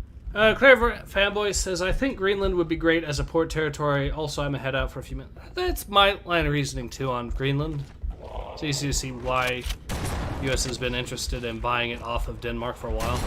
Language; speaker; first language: English; native; English